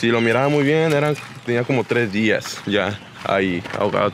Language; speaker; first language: Spanish; native; Spanish